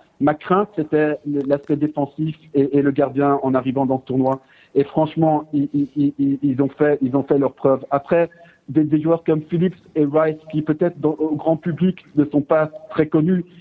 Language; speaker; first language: French; non-native, fluent; English